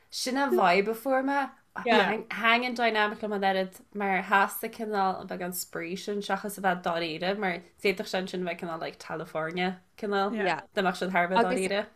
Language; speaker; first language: Irish; native; Irish